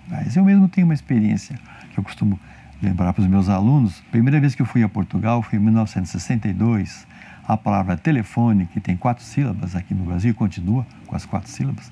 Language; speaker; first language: Portuguese; native; Portuguese